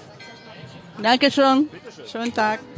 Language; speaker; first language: German; non-native, learner; Ukrainian